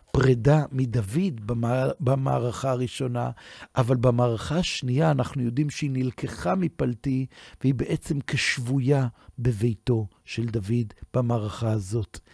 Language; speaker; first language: Hebrew; native; Hebrew